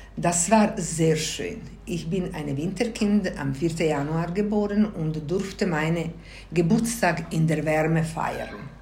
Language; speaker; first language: German; non-native, fluent; Bosnian